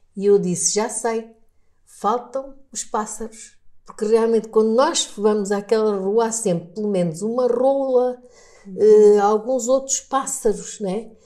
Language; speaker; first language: Portuguese; native; Portuguese